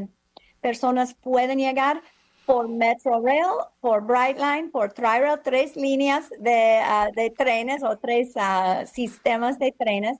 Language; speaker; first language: Spanish; non-native, fluent; English